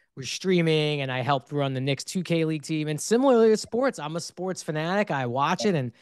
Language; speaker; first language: English; native; English